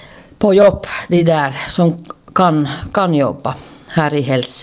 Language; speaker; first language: Swedish; non-native, local second language; Finnish